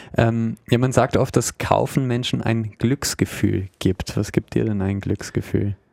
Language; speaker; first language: German; native; German